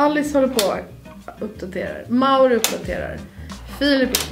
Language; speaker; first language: Swedish; native; Swedish